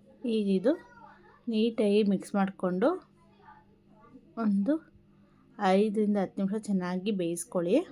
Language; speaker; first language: Kannada; native; Kannada